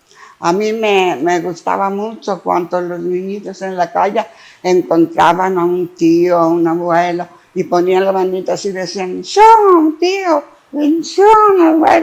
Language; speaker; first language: Spanish; non-native, fluent; Greek